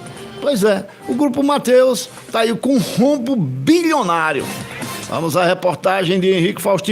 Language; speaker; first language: Portuguese; native; Portuguese